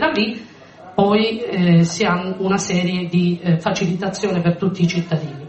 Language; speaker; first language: Italian; native; Italian